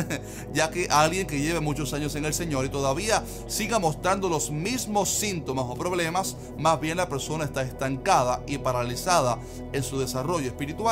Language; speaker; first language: Spanish; native; Spanish